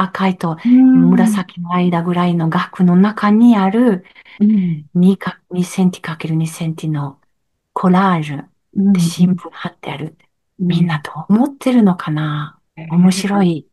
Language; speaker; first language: Japanese; non-native, learner; French